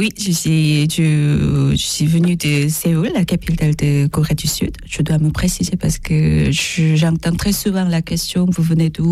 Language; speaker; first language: French; non-native, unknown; Korean